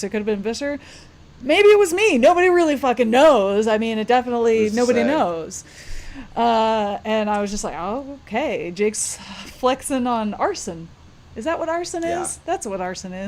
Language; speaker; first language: English; native; English